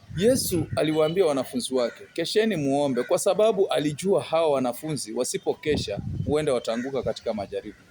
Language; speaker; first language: Swahili; non-native, local second language; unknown